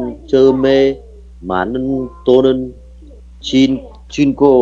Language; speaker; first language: Korean; non-native, learner; Vietnamese